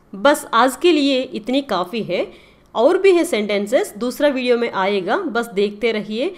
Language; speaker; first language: Hindi; non-native, local second language; Telugu